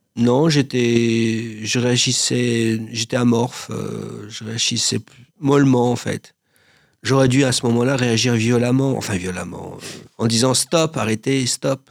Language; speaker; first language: French; native; French